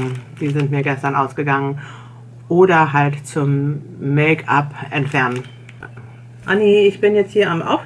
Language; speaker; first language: German; native; German